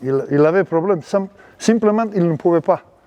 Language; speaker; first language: French; non-native, learner; Serbian